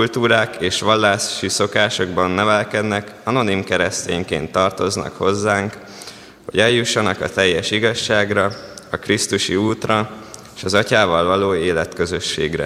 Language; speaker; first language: Hungarian; native; Hungarian